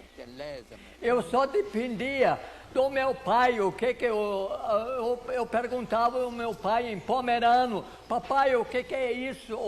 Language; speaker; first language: Portuguese; non-native, local second language; Low German